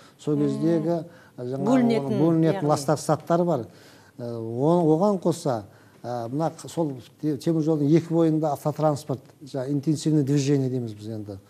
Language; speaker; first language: Kazakh; native; Kazakh